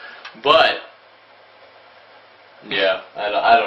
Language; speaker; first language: English; native; English